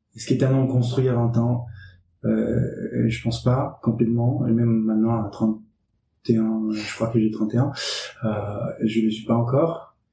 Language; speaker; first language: French; non-native, fluent; English